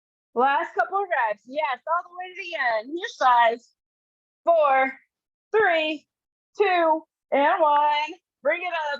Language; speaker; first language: English; native; English